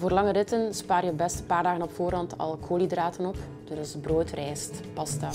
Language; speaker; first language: Dutch; native; Dutch